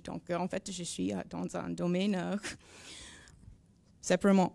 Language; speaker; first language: French; non-native, learner; English